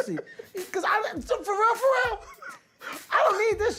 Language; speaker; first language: English; native; English